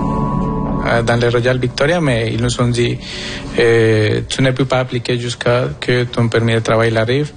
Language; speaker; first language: French; non-native, fluent; Spanish